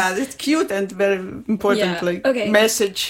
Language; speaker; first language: English; non-native, learner; Ukrainian